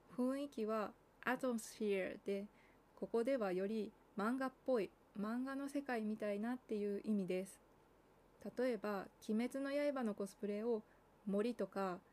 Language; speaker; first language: Japanese; native; Japanese